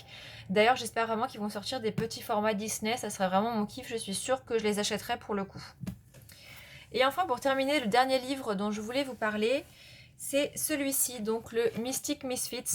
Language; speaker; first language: French; native; French